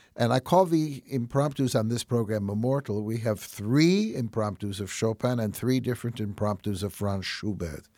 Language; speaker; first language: English; native; English